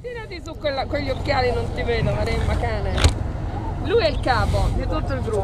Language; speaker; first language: Italian; native; Italian